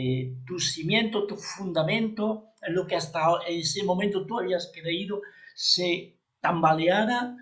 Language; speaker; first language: Spanish; native; Spanish